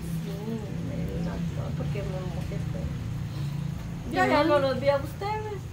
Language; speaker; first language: Spanish; native; Spanish